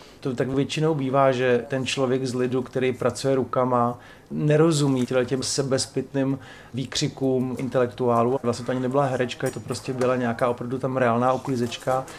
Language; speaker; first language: Czech; native; Czech